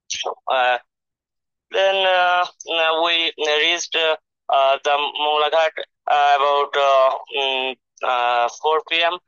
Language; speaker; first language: English; non-native, learner; Bangla